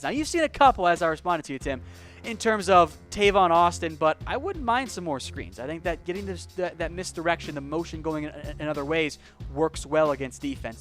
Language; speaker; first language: English; native; English